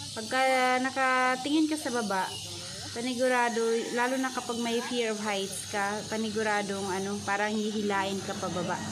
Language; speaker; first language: Filipino; non-native, local second language; Cebuano